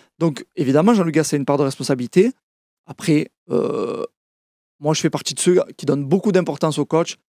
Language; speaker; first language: French; native; French